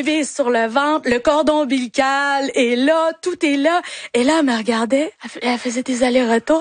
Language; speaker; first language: French; native; French